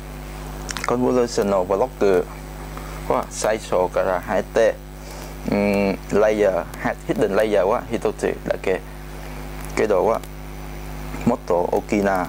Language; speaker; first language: Japanese; non-native, learner; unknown